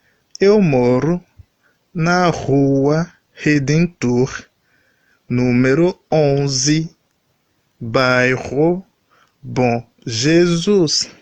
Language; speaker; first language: Portuguese; non-native, learner; Haitian Creole